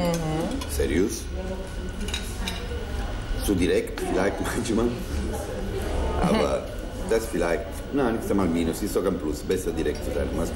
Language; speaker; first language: German; non-native, fluent; Italian